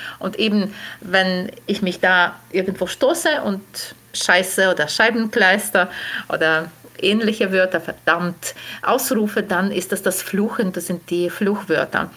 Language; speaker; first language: German; non-native, fluent; Ukrainian